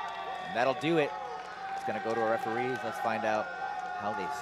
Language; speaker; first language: English; native; English